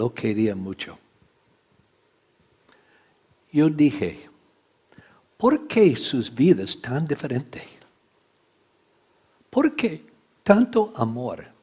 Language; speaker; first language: Spanish; non-native, learner; English